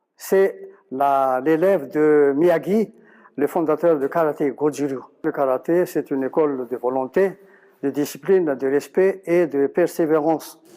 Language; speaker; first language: French; non-native, local second language; Malagasy